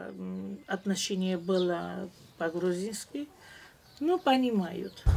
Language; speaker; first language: Russian; non-native, learner; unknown